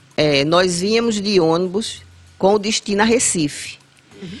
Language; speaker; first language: Portuguese; native; Portuguese